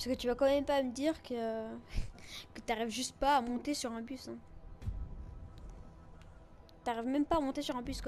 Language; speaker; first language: French; native; French